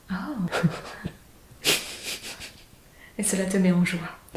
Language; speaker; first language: French; native; French